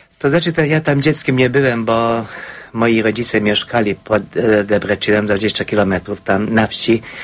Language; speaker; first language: Polish; non-native, fluent; Hungarian